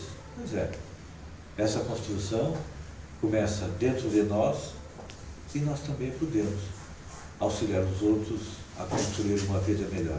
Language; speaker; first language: Portuguese; native; Portuguese